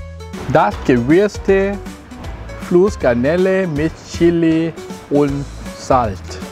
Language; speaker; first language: German; non-native, fluent; Thai